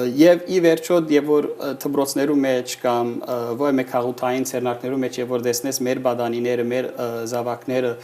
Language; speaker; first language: Armenian; early bilingual, heritage; Armenian